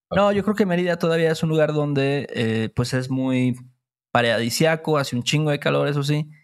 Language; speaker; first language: Spanish; native; Spanish